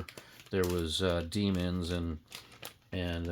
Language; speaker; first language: English; native; English